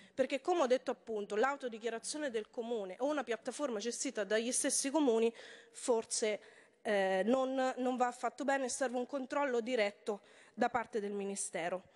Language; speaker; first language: Italian; native; Italian